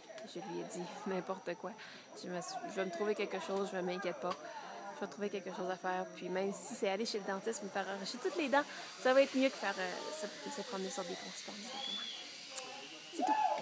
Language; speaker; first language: French; native; French